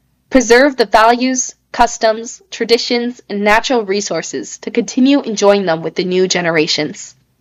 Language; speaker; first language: English; native; English